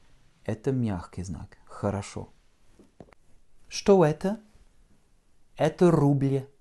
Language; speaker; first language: Russian; non-native, fluent; French